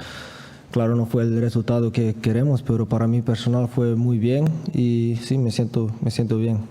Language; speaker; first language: Spanish; non-native, learner; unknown